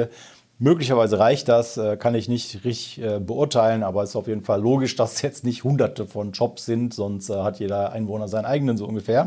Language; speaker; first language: German; native; German